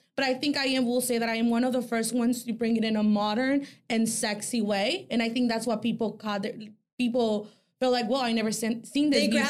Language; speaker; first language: English; early bilingual, other home language; Spanish